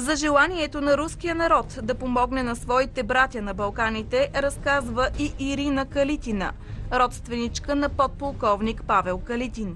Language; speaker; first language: Bulgarian; native; Bulgarian